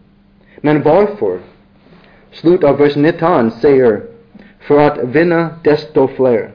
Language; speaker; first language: Swedish; non-native, learner; English